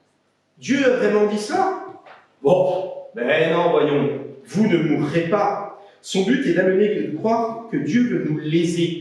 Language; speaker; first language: French; native; French